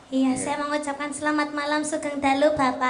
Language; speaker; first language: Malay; non-native, local second language; Javanese